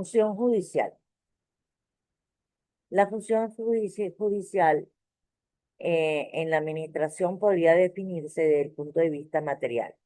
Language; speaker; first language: Spanish; native; Spanish